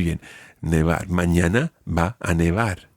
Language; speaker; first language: Spanish; non-native, fluent; English